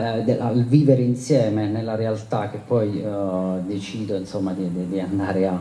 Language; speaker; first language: Italian; native; Italian